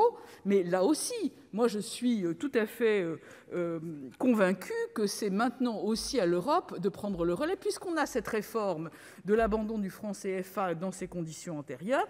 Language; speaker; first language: French; native; French